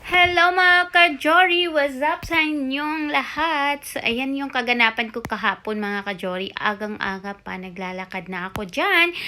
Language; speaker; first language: Filipino; native; Filipino